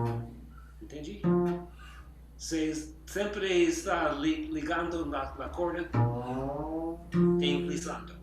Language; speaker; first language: Portuguese; non-native, learner; English